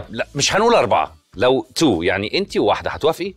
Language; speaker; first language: Arabic; native; Arabic